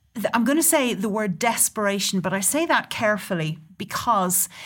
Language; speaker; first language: English; native; English